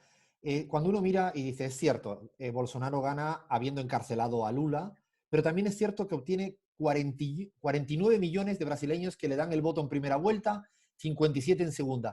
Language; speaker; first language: Spanish; native; Spanish